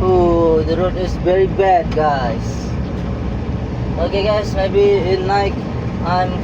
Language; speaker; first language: English; non-native, learner; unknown